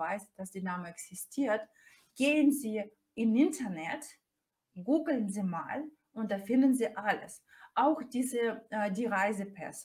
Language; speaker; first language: German; non-native, fluent; Russian